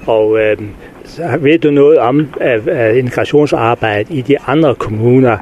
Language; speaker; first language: Danish; native; Danish